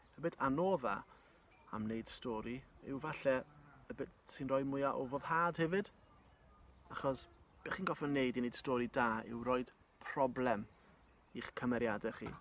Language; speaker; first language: Welsh; native; Welsh